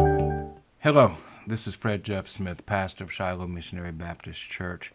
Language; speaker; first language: English; native; English